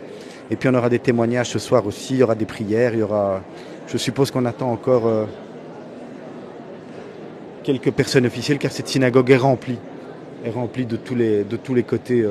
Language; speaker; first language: French; native; French